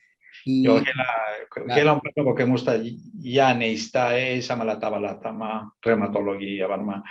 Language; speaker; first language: Finnish; non-native, learner; Spanish